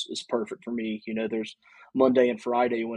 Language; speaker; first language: English; native; English